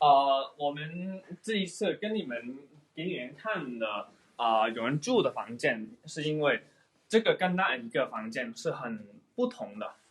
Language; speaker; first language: Chinese; early bilingual, heritage; Chinese